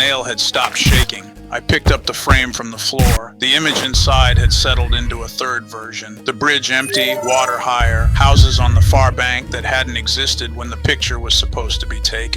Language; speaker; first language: English; native; English